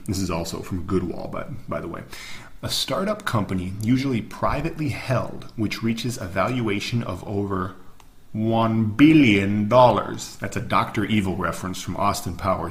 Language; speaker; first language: English; native; English